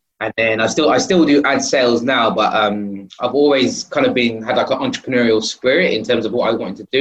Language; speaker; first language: English; native; English